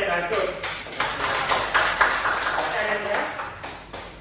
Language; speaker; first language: English; non-native, learner; Indonesian